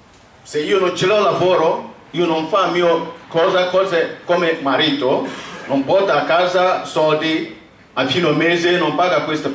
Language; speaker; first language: Italian; non-native, learner; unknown